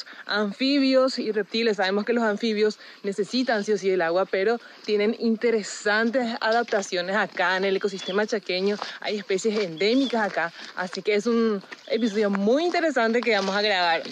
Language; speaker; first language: Spanish; native; Spanish